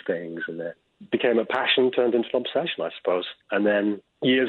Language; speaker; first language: English; native; English